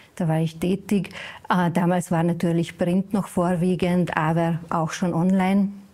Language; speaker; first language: German; non-native, fluent; Hungarian